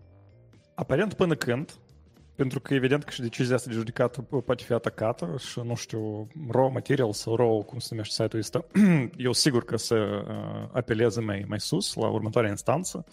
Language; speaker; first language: Romanian; native; Romanian